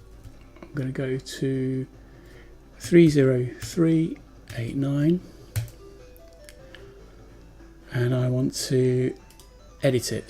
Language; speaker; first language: English; native; English